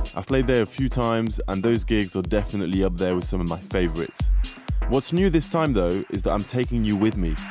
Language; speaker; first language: English; native; English